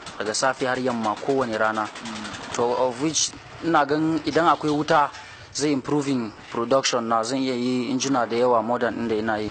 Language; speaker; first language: Hausa; non-native, local second language; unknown